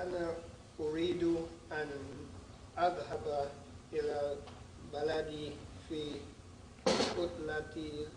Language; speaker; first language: Arabic; non-native, learner; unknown